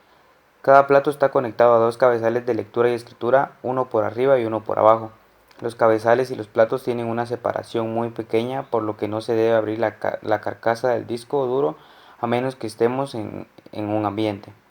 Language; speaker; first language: Spanish; native; Spanish